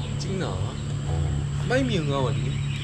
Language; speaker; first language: Thai; non-native, learner; Korean